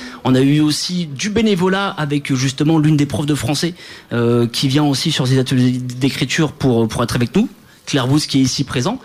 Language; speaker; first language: French; native; French